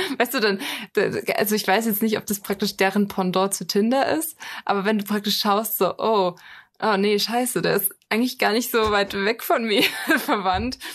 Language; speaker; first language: German; native; German